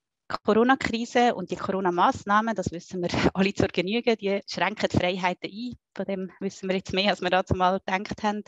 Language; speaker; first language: German; native; German